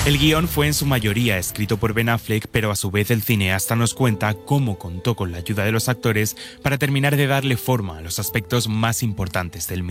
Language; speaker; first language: Spanish; native; Spanish